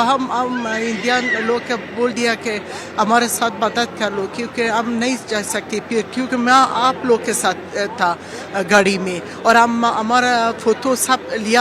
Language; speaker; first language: Hindi; non-native, fluent; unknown